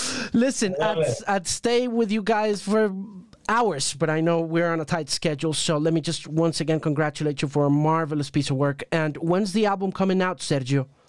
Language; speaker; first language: English; non-native, fluent; Spanish